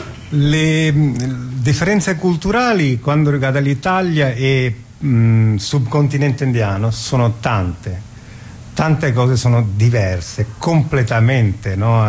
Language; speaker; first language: Italian; non-native, fluent; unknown